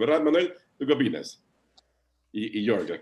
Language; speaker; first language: Spanish; native; Spanish